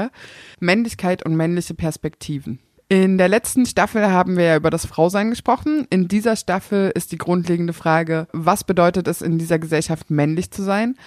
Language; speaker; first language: German; native; German